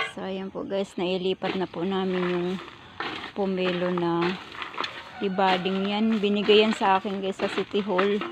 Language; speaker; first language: Filipino; non-native, local second language; Cebuano